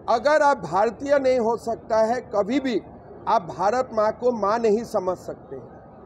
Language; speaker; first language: Hindi; non-native, local second language; Assamese